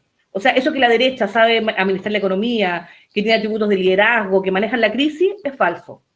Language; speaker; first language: Spanish; native; Spanish